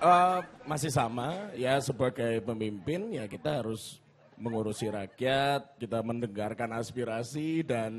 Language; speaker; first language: Indonesian; native; Indonesian